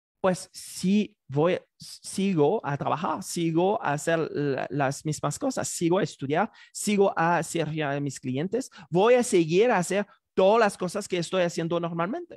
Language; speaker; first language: Spanish; non-native, fluent; French